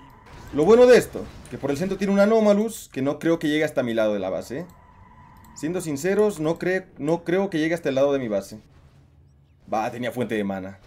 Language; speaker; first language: Spanish; native; Spanish